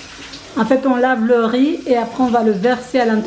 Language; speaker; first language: French; native; French